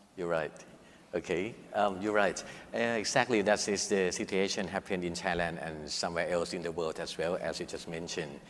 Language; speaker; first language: English; non-native, fluent; Thai